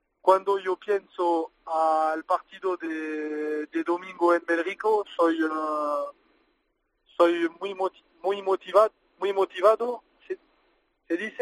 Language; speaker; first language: Spanish; non-native, learner; French